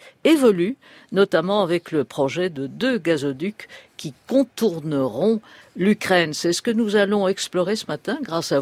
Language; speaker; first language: French; native; French